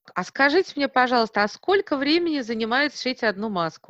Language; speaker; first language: Russian; native; Russian